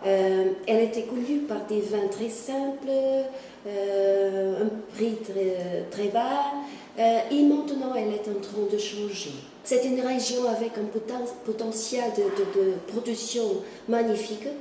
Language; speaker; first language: French; non-native, fluent; Portuguese